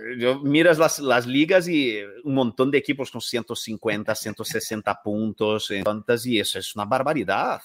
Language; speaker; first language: Spanish; non-native, fluent; Portuguese